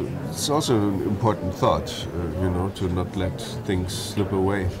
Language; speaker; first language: English; non-native, fluent; German